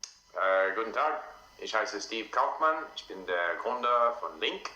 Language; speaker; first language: German; non-native, fluent; English